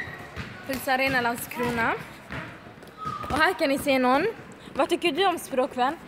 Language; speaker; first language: Swedish; early bilingual, other home language; Arabic